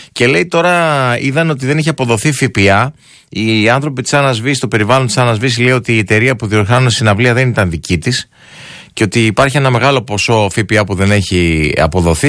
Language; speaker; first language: Greek; native; Greek